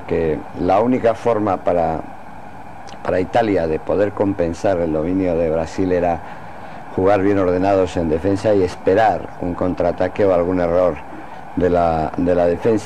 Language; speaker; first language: Spanish; native; Spanish